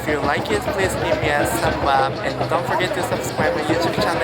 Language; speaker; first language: English; non-native, learner; Japanese